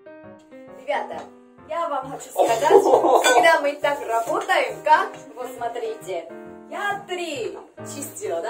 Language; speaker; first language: Russian; non-native, learner; Korean